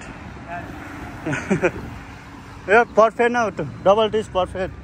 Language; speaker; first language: English; non-native, learner; Nepali